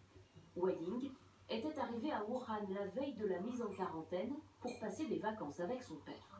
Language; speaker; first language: French; native; French